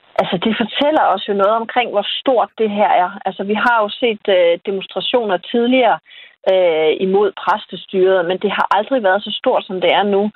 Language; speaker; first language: Danish; native; Danish